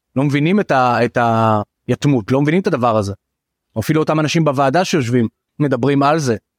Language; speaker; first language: Hebrew; native; Hebrew